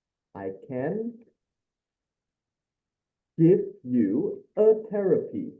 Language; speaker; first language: English; non-native, fluent; Indonesian